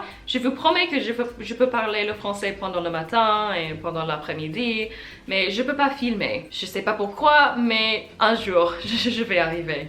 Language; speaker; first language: French; non-native, learner; English